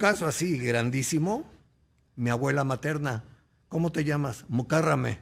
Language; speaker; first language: Spanish; native; Spanish